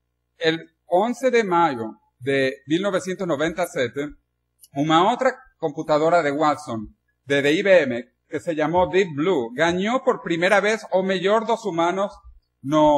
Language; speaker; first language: Spanish; non-native, learner; Portuguese